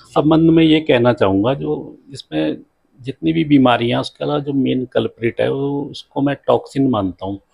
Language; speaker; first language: Hindi; native; Hindi